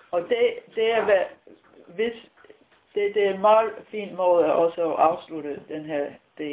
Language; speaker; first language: Danish; non-native, fluent; English